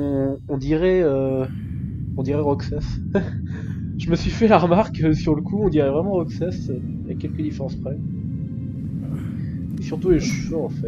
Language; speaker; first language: French; native; French